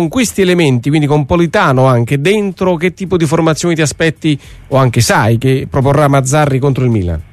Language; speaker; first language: Italian; native; Italian